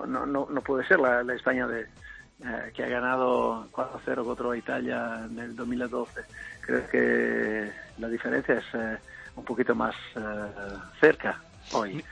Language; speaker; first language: Spanish; non-native, fluent; Italian